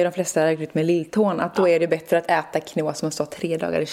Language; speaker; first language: Swedish; native; Swedish